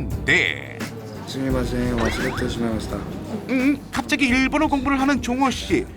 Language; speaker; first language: Korean; native; Korean